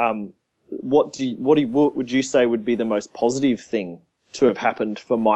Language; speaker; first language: English; native; English